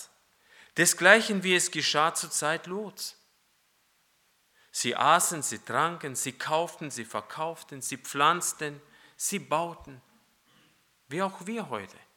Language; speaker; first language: German; non-native, fluent; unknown